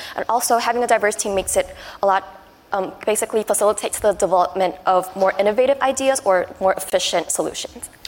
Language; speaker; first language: English; non-native, fluent; Chinese